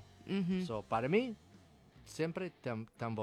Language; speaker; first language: Spanish; non-native, learner; English